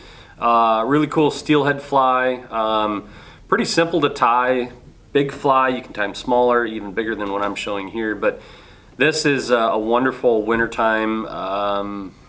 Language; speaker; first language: English; native; English